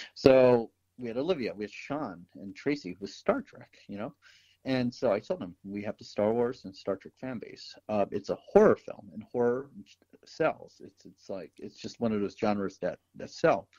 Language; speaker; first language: English; native; English